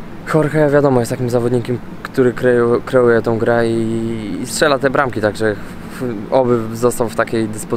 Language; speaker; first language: Polish; native; Polish